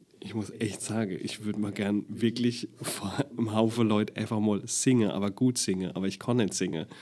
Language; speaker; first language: German; native; German